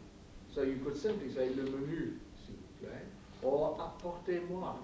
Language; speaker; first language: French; non-native, fluent; English